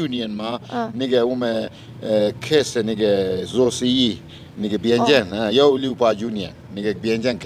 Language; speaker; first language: Chinese; non-native, learner; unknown